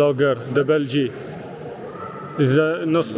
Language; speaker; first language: English; non-native, learner; French